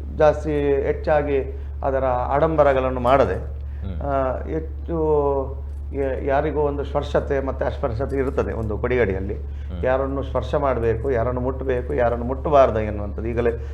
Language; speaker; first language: Kannada; non-native, local second language; Tulu